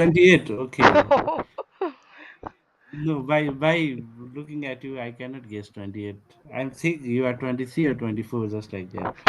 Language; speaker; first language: English; non-native, fluent; Nepali